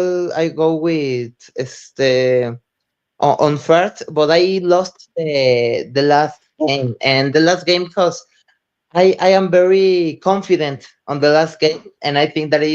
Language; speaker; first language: English; non-native, learner; Spanish